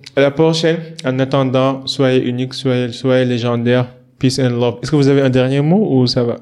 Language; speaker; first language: French; non-native, local second language; Wolof